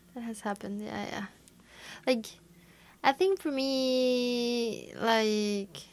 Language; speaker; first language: English; non-native, fluent; Spanish